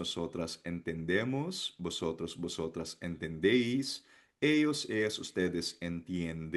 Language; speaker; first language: Spanish; non-native, fluent; Filipino